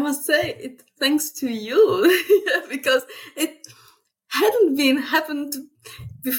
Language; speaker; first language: English; non-native, fluent; Czech